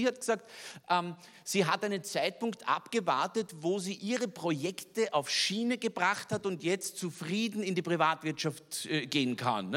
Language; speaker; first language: German; native; German